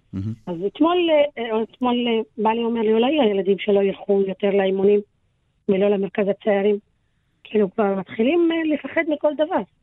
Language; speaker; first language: Hebrew; non-native, local second language; Arabic